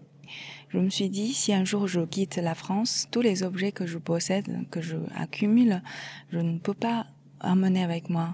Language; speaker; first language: French; non-native, fluent; Chinese